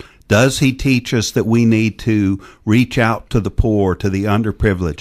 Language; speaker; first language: English; native; English